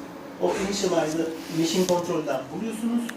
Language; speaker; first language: Turkish; native; Turkish